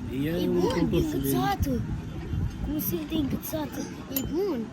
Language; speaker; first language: Romanian; early bilingual, heritage; Romanian